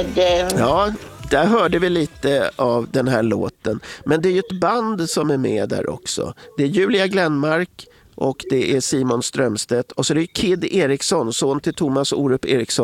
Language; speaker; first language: Swedish; native; Swedish